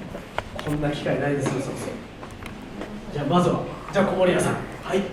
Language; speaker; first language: Japanese; native; Japanese